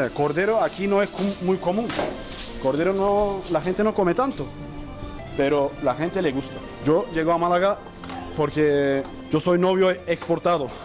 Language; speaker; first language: Spanish; non-native, learner; Turkish